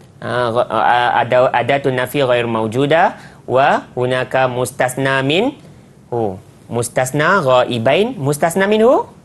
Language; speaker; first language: Arabic; non-native, fluent; Malay